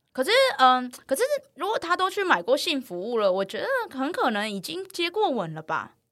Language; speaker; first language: Chinese; native; Chinese